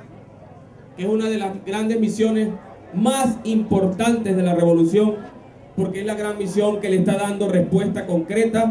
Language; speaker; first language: Spanish; native; Spanish